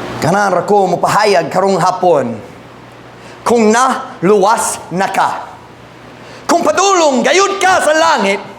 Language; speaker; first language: Cebuano; non-native, fluent; English